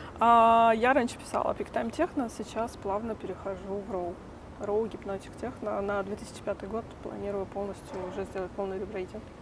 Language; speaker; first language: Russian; native; Russian